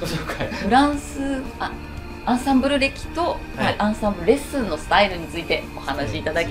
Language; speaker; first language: Japanese; native; Japanese